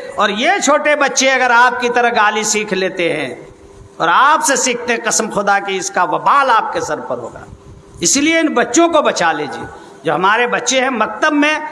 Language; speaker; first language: Urdu; native; Urdu